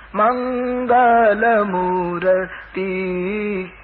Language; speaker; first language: Hindi; non-native, local second language; Gujarati